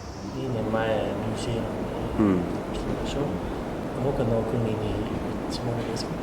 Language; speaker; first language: Japanese; non-native, learner; English